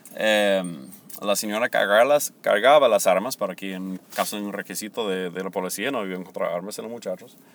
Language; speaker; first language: Spanish; non-native, fluent; English